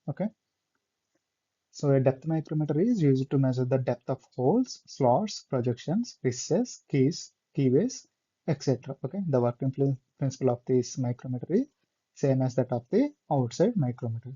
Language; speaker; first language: English; non-native, local second language; Telugu